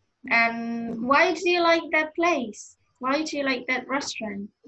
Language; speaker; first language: English; non-native, fluent; Indonesian